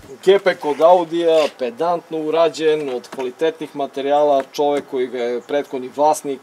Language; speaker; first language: Serbian; native; Serbian